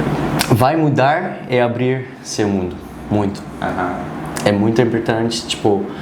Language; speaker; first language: Portuguese; non-native, learner; Dutch